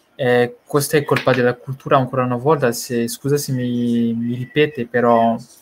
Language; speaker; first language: Italian; non-native, fluent; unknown